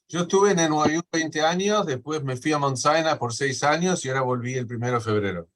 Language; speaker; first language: Spanish; native; Spanish